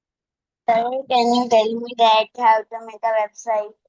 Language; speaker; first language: English; non-native, learner; Hindi